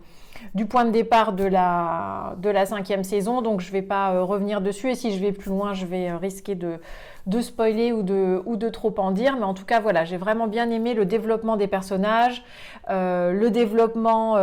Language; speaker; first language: French; native; French